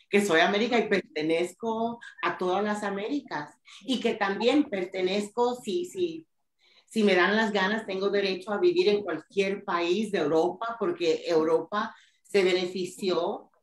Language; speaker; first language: Spanish; early bilingual, heritage; Spanish